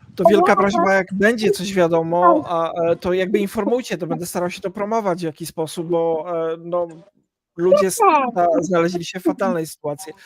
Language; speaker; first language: Polish; native; Polish